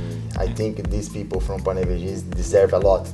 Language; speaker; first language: English; non-native, learner; Portuguese